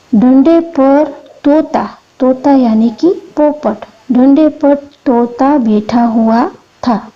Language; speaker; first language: Hindi; non-native, local second language; Gujarati